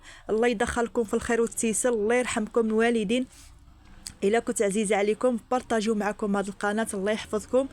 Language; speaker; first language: Arabic; native; Arabic